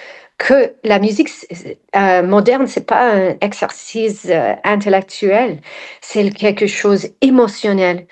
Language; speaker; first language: French; non-native, fluent; English